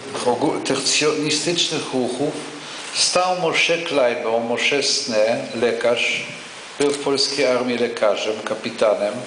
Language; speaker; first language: Polish; non-native, local second language; Yiddish